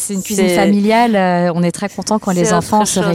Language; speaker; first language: French; native; French